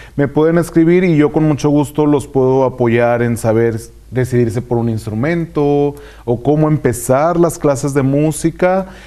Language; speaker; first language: Spanish; native; Spanish